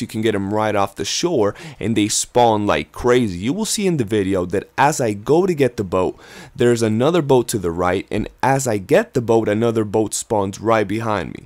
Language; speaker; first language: English; native; English